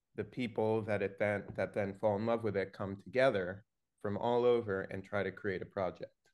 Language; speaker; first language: English; native; English